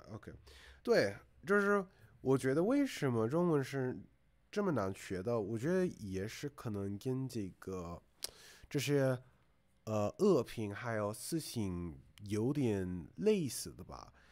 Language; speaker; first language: Chinese; non-native, fluent; English